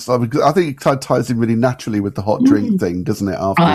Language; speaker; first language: English; native; English